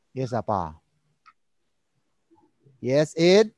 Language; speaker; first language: English; non-native, learner; Indonesian